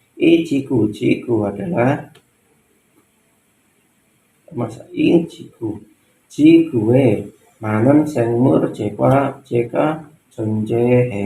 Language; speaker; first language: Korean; non-native, learner; Indonesian